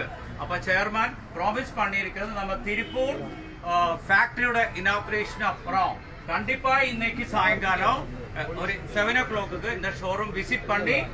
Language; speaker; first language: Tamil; non-native, learner; Malayalam